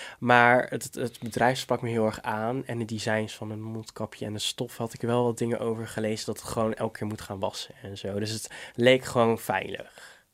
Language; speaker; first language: Dutch; native; Dutch